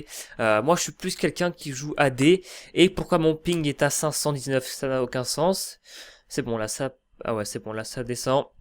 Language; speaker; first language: French; native; French